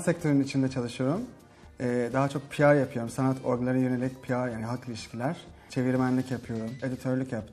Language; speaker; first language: Turkish; non-native, fluent; English